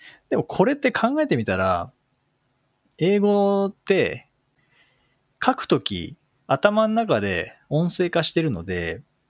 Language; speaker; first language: Japanese; native; Japanese